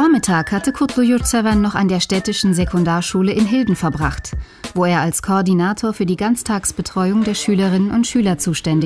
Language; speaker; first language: German; native; German